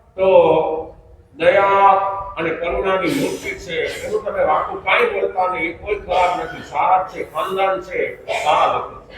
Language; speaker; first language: Gujarati; non-native, local second language; Kachhi